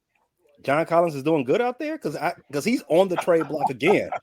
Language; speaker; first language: English; native; English